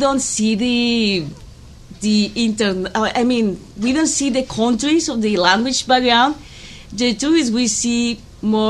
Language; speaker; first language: English; non-native, fluent; Spanish